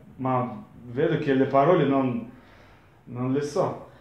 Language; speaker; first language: Italian; non-native, learner; Russian